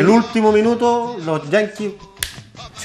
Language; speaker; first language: Spanish; native; Spanish